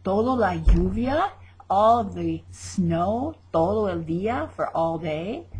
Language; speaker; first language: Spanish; non-native, fluent; English